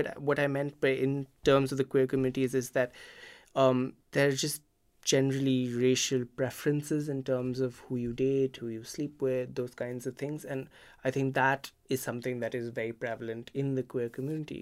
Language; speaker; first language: English; non-native, local second language; Hindi